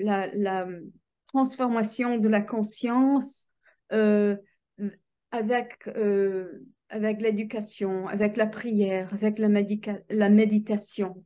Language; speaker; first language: French; non-native, fluent; English